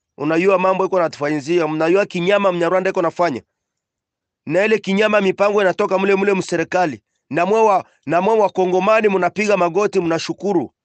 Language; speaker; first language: Swahili; native; Swahili